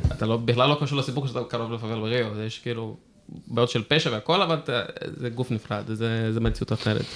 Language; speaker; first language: Hebrew; non-native, fluent; Portuguese